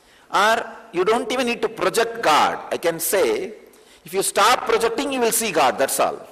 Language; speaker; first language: English; non-native, local second language; Tamil